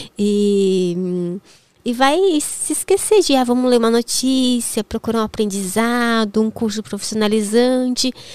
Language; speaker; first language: Portuguese; native; Portuguese